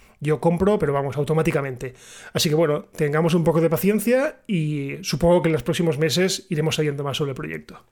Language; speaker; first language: Spanish; native; Spanish